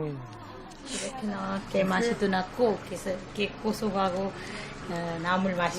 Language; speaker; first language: Korean; non-native, learner; Nepali